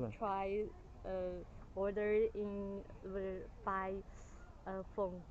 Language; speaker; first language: English; non-native, learner; Chinese